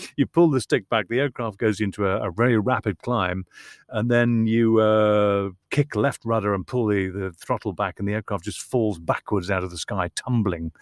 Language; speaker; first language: English; native; English